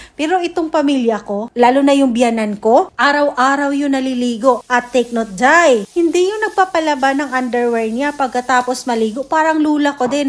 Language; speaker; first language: Filipino; native; Filipino